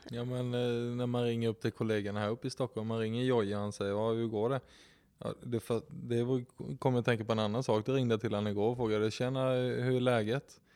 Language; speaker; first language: Swedish; native; Swedish